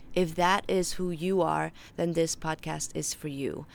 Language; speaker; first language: English; non-native, fluent; Faroese